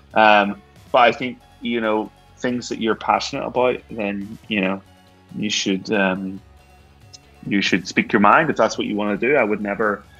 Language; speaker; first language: English; native; English